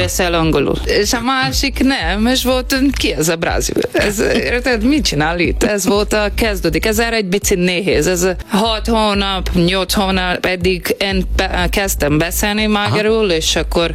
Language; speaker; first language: Hungarian; non-native, learner; Portuguese